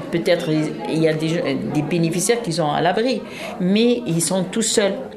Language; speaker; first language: French; non-native, local second language; Arabic